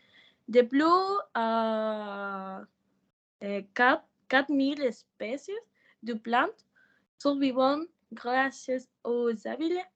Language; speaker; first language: French; non-native, learner; Spanish